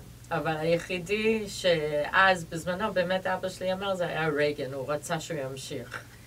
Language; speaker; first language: Hebrew; early bilingual, heritage; Hebrew